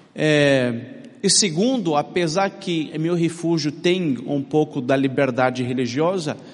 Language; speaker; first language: Portuguese; non-native, fluent; Arabic